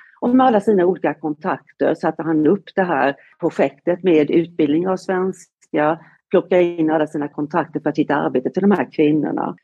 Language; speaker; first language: Swedish; native; Swedish